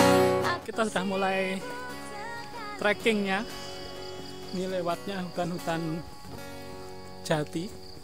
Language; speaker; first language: Indonesian; native; Indonesian